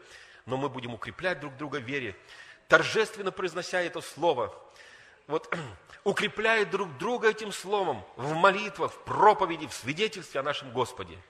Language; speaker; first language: Russian; native; Russian